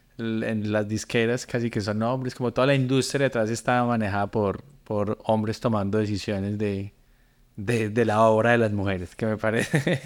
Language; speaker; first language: Spanish; native; Spanish